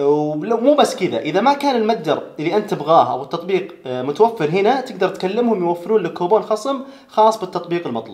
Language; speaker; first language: Arabic; native; Arabic